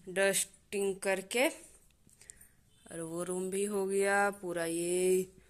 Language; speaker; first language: Hindi; native; Hindi